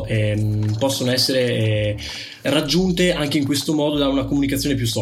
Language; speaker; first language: Italian; native; Italian